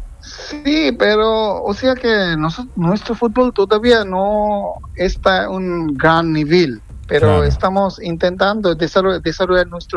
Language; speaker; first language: Spanish; non-native, fluent; Bangla